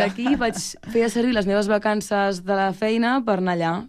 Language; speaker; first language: Catalan; native; Catalan